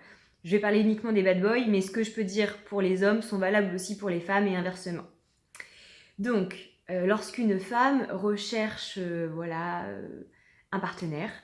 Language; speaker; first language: French; native; French